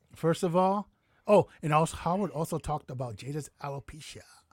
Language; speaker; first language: English; native; English